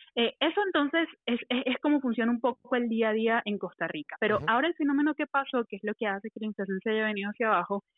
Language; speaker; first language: Spanish; native; Spanish